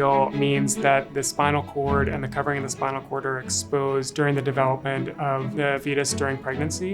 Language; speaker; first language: English; native; English